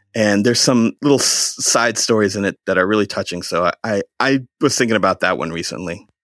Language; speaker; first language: English; native; English